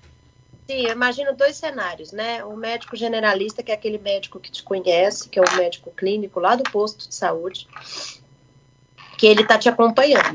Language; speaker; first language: Portuguese; native; Portuguese